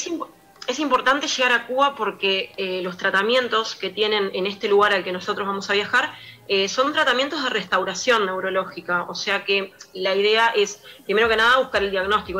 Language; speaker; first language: Spanish; native; Spanish